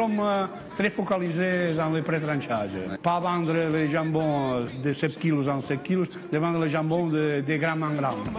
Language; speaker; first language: French; non-native, learner; Spanish